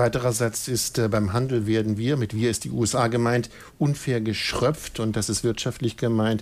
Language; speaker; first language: German; native; German